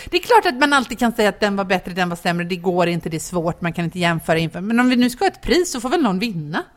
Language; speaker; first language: Swedish; native; Swedish